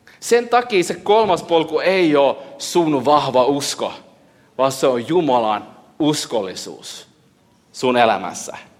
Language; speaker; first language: Finnish; early bilingual, heritage; Finnish